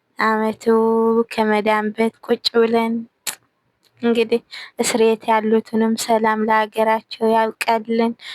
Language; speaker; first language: Amharic; non-native, local second language; Tigrinya